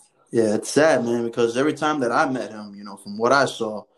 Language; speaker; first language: English; early bilingual, other home language; Spanish